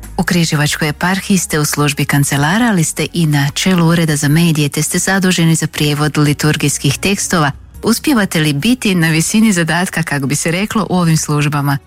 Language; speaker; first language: Croatian; native; Croatian